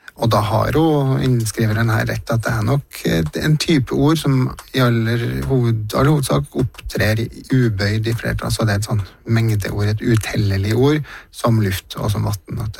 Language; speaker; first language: Norwegian; native; Norwegian